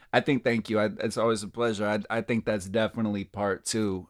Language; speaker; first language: English; native; English